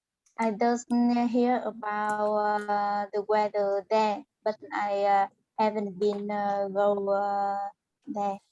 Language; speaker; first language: English; non-native, learner; Vietnamese